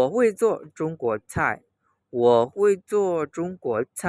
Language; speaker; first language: Chinese; non-native, fluent; Burmese